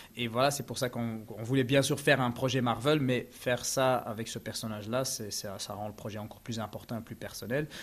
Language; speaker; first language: French; native; French